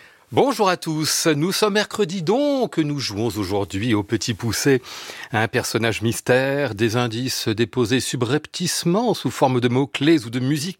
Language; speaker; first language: French; native; French